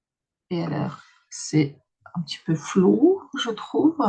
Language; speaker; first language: French; non-native, fluent; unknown